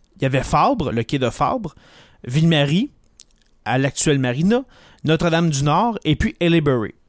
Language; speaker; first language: French; native; French